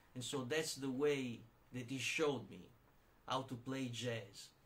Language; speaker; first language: English; non-native, fluent; Italian